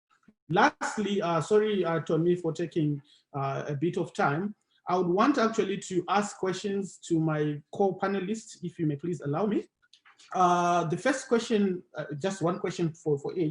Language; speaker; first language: English; non-native, local second language; Shona